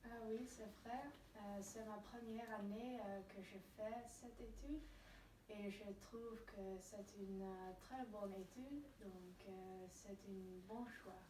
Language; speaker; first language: French; non-native, learner; Dutch